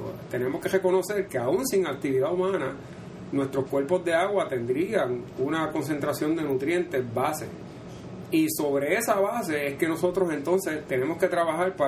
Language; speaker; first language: Spanish; native; Spanish